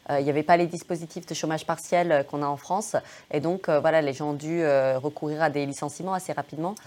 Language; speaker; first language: French; early bilingual, other home language; English